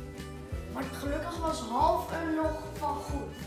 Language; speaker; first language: Dutch; early bilingual, other home language; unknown